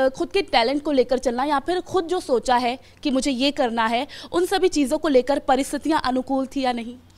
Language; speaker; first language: Hindi; native; Hindi